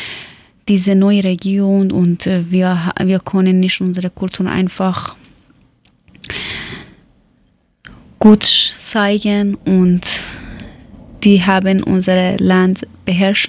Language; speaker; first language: German; non-native, learner; Persian